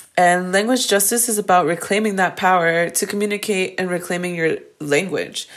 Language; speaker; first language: English; early bilingual, other home language; Spanish